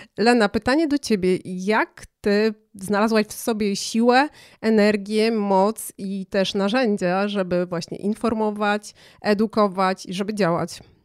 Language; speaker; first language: Polish; native; Polish